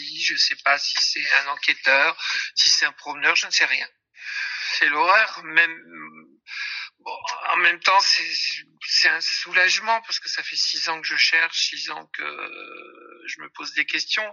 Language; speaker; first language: French; native; French